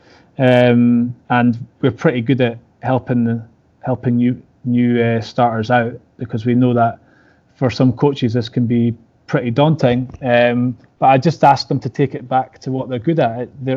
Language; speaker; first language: English; native; English